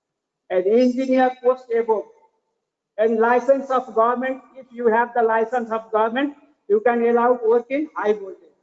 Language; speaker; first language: English; non-native, learner; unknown